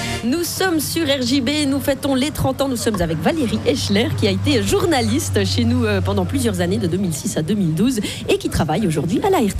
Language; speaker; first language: French; native; French